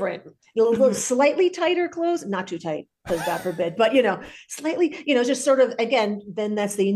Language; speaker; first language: English; native; English